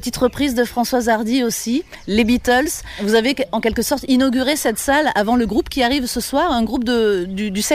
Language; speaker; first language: French; native; French